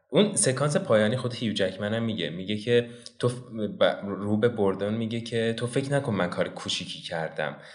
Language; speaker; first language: Persian; non-native, local second language; Azerbaijani